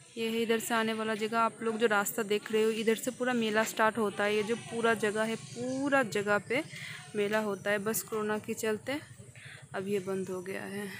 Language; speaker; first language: Hindi; non-native, local second language; Bangla